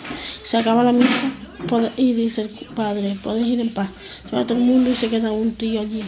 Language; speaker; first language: Spanish; native; Spanish